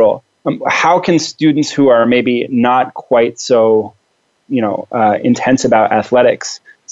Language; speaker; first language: English; native; English